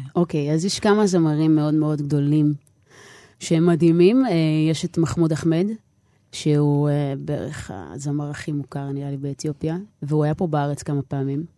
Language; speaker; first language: Hebrew; native; Hebrew